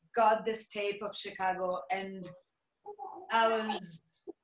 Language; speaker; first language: English; non-native, local second language; French